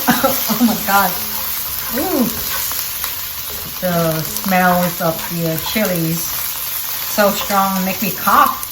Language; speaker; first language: English; early bilingual, other home language; Vietnamese